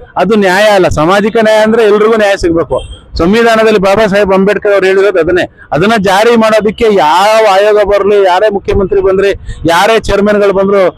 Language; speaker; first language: Kannada; non-native, local second language; Lambadi